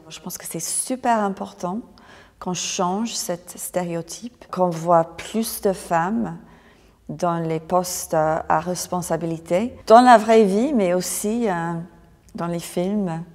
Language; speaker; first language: French; non-native, fluent; English